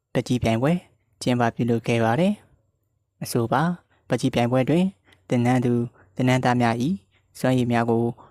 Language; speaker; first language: Burmese; native; Burmese